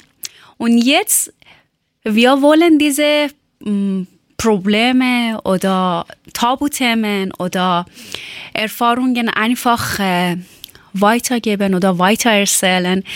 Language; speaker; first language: German; non-native, learner; Persian